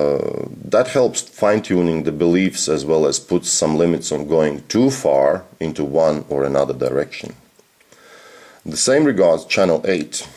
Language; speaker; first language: English; non-native, fluent; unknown